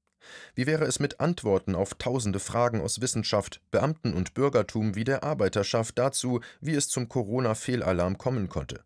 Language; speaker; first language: German; native; German